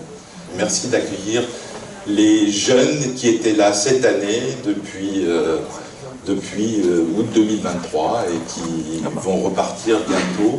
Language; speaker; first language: French; native; French